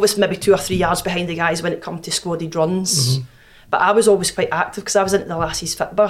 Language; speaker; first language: English; native; English